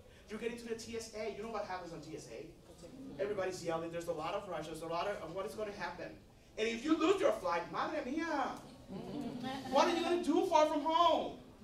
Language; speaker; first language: English; non-native, fluent; Spanish